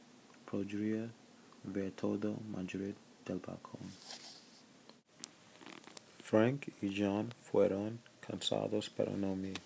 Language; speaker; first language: Spanish; non-native, learner; English